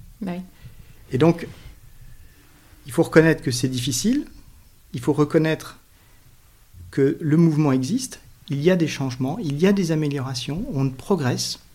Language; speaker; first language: French; native; French